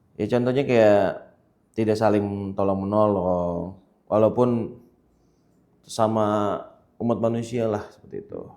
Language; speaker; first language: Indonesian; native; Indonesian